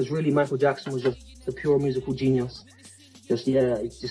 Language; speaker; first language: English; native; English